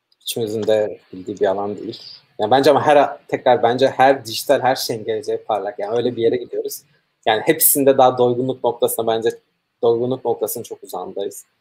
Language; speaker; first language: Turkish; native; Turkish